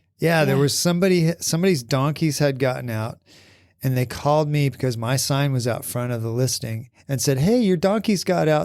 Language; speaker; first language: English; native; English